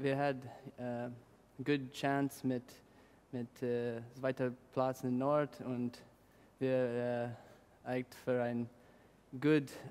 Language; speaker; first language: German; non-native, learner; English